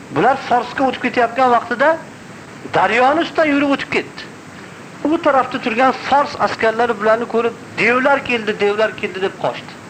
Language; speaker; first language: Uzbek; native; Uzbek